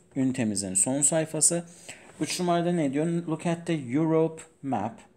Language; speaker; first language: Turkish; non-native, fluent; Persian